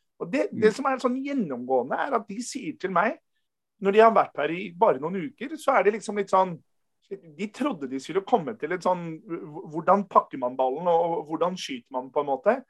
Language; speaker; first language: Norwegian; native; Norwegian